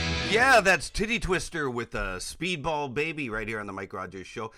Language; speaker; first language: English; native; English